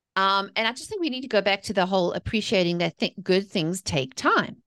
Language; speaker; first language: English; native; English